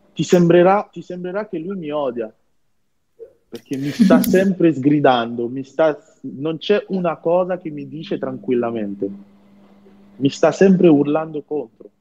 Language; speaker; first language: Italian; non-native, fluent; French